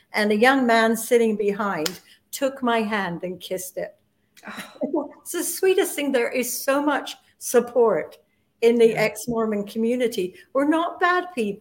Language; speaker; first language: English; native; English